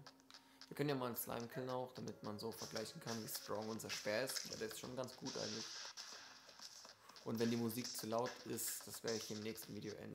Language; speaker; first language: German; native; German